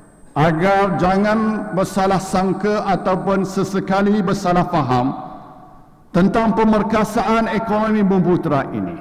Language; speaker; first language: Malay; native; Malay